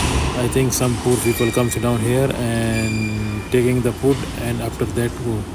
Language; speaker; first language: English; non-native, learner; Urdu